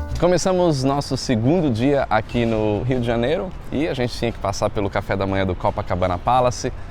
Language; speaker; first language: Portuguese; native; Portuguese